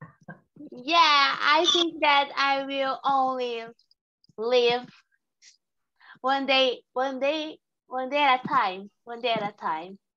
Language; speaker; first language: English; non-native, learner; Portuguese